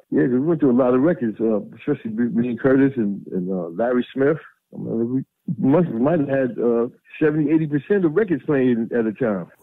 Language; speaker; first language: English; native; English